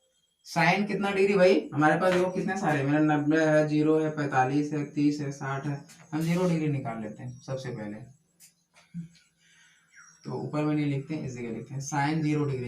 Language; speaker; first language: Hindi; native; Hindi